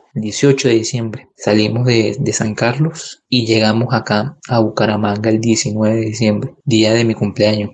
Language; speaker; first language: Spanish; native; Spanish